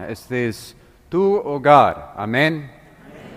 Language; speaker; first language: Spanish; non-native, fluent; English